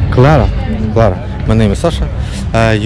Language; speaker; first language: English; non-native, learner; Russian